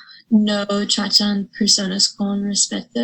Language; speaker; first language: Spanish; non-native, learner; English